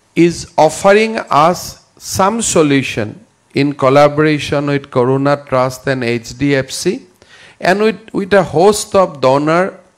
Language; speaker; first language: English; non-native, local second language; Assamese